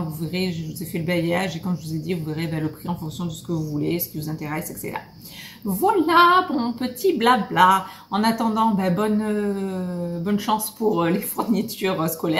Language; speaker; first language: French; native; French